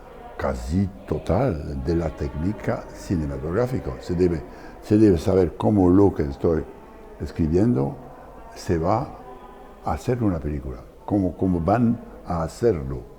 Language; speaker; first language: Spanish; non-native, fluent; French